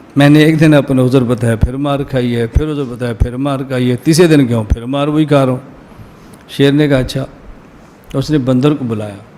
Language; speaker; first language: Urdu; non-native, local second language; Punjabi